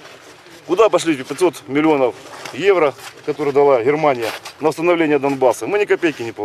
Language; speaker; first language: Russian; native; Russian